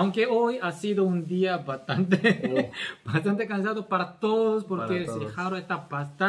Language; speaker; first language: Spanish; non-native, fluent; Korean